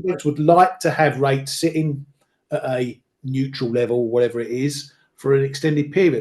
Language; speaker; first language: English; native; English